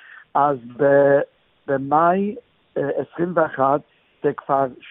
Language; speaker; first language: Hebrew; non-native, fluent; English